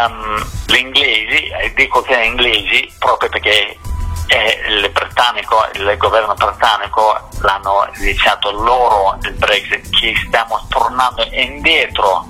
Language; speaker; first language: Italian; non-native, fluent; English